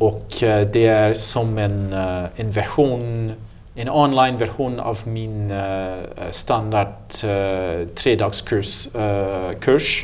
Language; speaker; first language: Swedish; non-native, learner; English